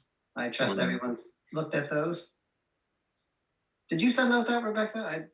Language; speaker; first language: English; native; English